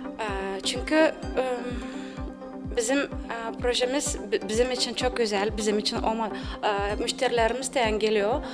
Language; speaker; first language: Turkish; non-native, learner; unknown